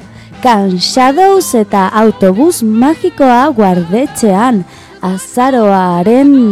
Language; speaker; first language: Basque; non-native, learner; Spanish